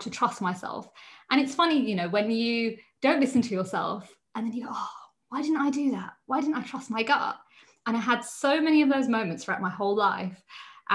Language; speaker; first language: English; native; English